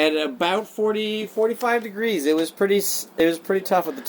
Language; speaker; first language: English; native; English